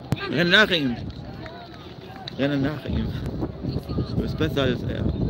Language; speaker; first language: German; non-native, fluent; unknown